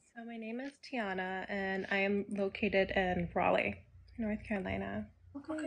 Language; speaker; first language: English; native; English